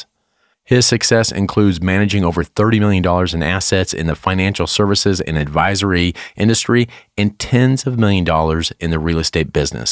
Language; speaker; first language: English; native; English